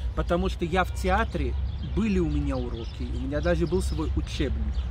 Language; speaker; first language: Russian; non-native, fluent; English